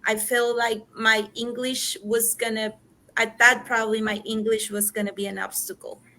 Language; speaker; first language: English; non-native, fluent; Spanish